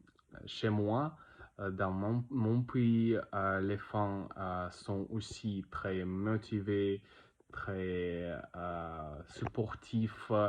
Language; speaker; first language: French; non-native, learner; Russian